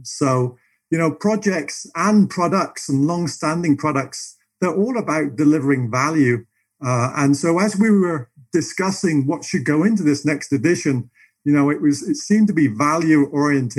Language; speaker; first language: English; native; English